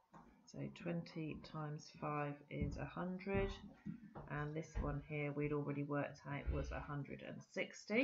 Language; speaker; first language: English; native; English